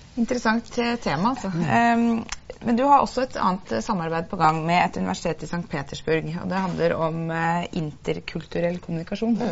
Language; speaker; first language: Norwegian; native; Norwegian